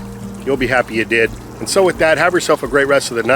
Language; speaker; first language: English; native; English